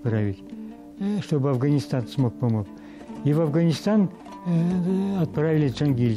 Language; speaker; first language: Russian; non-native, local second language; Kazakh